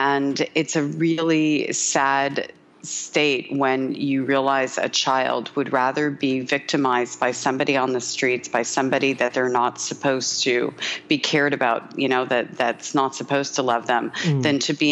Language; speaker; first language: English; native; English